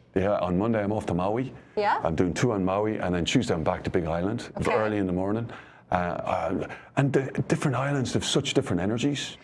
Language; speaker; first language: English; native; English